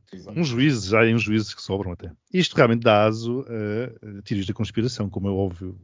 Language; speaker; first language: Portuguese; native; Portuguese